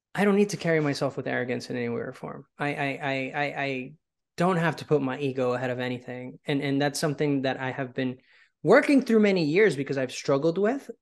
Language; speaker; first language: English; early bilingual, other home language; Spanish